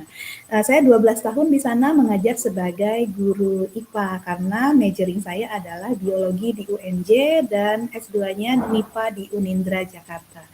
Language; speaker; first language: Indonesian; native; Indonesian